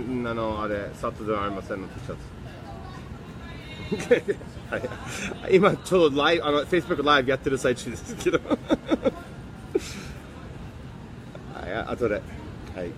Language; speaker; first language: Japanese; non-native, fluent; English